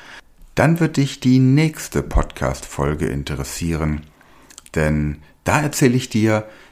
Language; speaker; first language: German; native; German